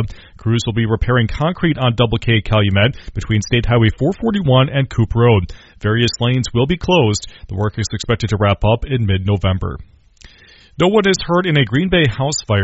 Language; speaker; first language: English; native; English